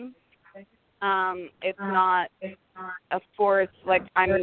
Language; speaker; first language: English; native; English